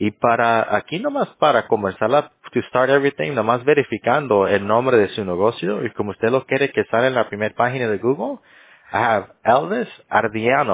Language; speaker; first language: Spanish; early bilingual, heritage; Spanish